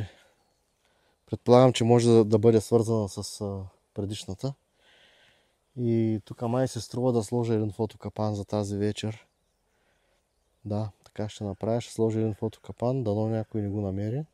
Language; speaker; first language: Bulgarian; native; Bulgarian